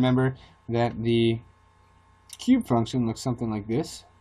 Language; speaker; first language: English; native; English